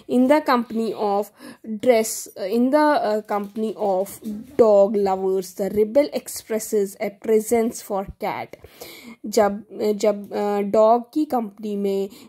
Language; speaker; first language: Hindi; native; Hindi